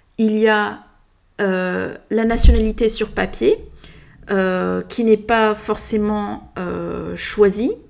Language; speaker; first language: French; early bilingual, heritage; French